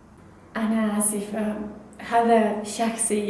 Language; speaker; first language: Arabic; non-native, learner; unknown